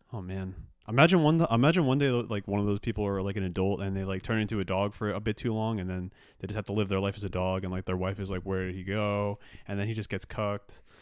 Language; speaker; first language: English; native; English